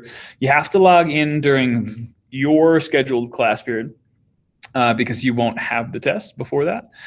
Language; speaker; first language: English; native; English